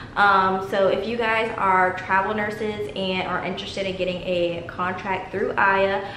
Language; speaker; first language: English; native; English